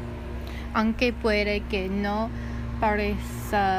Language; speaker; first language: Spanish; non-native, learner; English